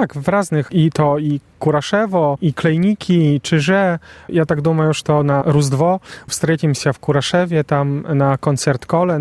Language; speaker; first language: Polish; non-native, local second language; Belarusian